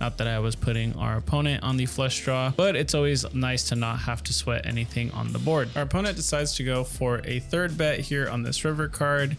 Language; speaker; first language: English; native; English